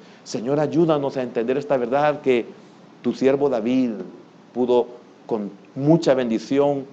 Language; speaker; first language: Spanish; native; Spanish